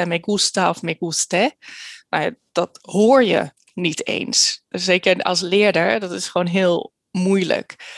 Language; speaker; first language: Dutch; early bilingual, heritage; Dutch